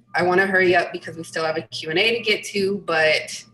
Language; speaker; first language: English; native; English